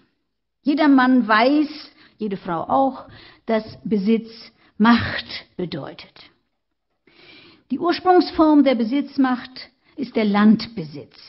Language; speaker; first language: German; native; German